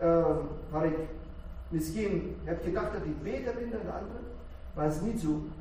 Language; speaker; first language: Dutch; non-native, fluent; German